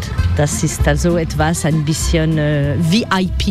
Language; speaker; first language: German; non-native, learner; French